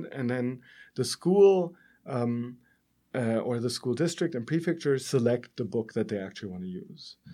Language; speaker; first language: English; non-native, fluent; German